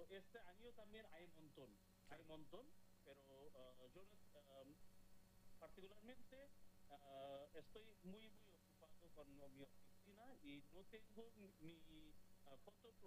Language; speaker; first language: Spanish; non-native, learner; Bangla